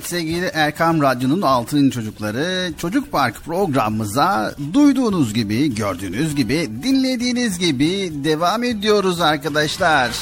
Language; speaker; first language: Turkish; native; Turkish